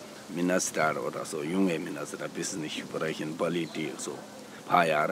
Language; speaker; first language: German; non-native, learner; Tibetan